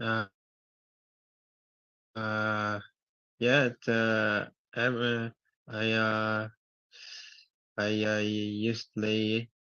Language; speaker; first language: English; non-native, learner; Vietnamese